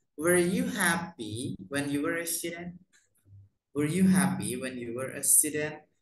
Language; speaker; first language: English; non-native, fluent; Indonesian